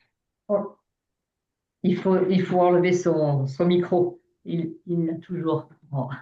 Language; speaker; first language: French; native; French